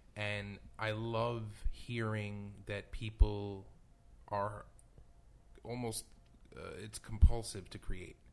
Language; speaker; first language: English; native; English